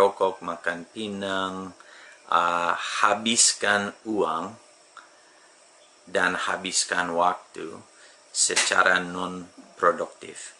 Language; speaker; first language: Indonesian; non-native, fluent; English